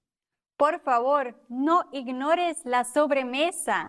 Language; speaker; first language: Spanish; non-native, fluent; German